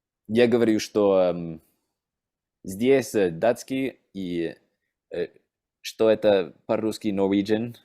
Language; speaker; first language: Russian; non-native, learner; English